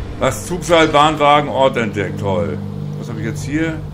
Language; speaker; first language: German; native; German